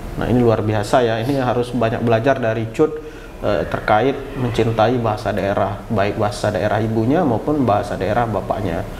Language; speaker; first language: Indonesian; non-native, local second language; Achinese